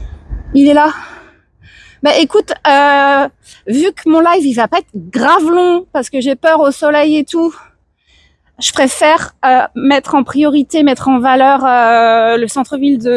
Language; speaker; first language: French; native; French